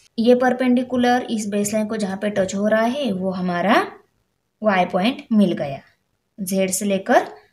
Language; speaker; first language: Hindi; non-native, local second language; Marathi